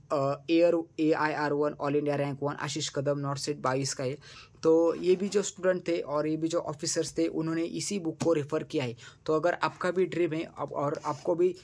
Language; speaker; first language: Hindi; non-native, local second language; Marathi